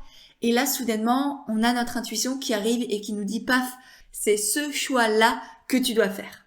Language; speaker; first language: French; native; French